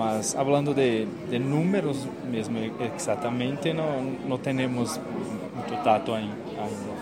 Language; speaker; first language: Spanish; non-native, learner; Portuguese